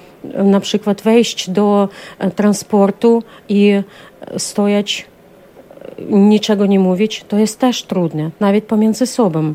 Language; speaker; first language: Polish; non-native, learner; Ukrainian